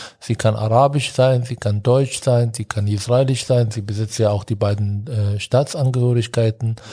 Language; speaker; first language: German; non-native, fluent; Arabic